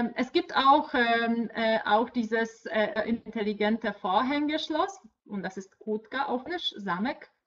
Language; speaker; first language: German; non-native, fluent; Polish